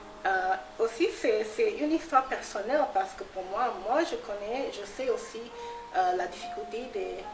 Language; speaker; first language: French; non-native, fluent; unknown